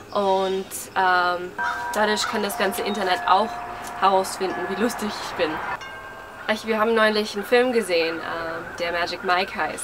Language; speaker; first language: German; early bilingual, heritage; English